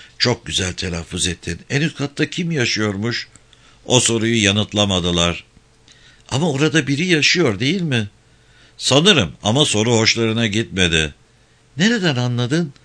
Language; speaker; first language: Turkish; native; Turkish